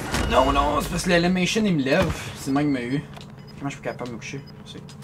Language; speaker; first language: French; native; French